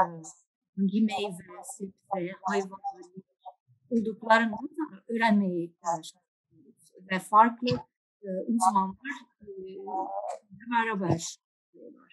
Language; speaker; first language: Turkish; non-native, fluent; Dutch